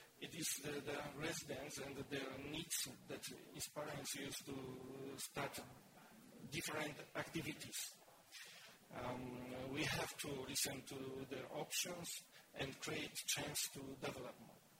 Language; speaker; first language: English; non-native, learner; Polish